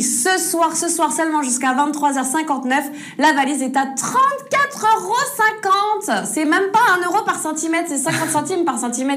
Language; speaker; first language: French; native; French